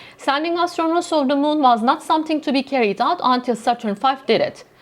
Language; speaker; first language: English; non-native, fluent; Turkish